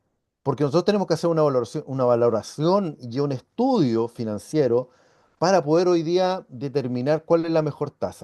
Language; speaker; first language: Spanish; native; Spanish